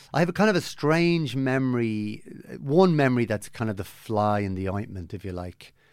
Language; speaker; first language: English; native; English